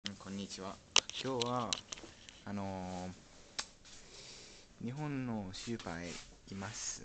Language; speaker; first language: Japanese; non-native, learner; French